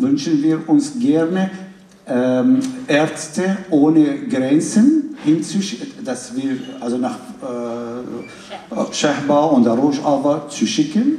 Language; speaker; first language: German; non-native, fluent; Arabic